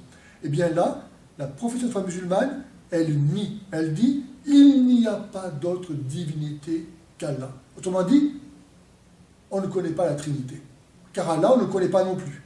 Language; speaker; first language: French; native; French